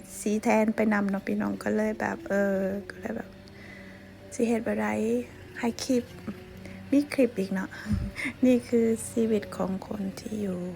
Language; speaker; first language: Thai; non-native, local second language; Lao